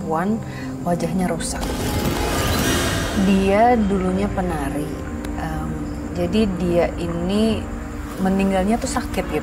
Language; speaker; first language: Indonesian; native; Indonesian